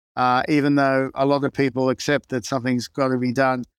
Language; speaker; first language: English; non-native, local second language; Greek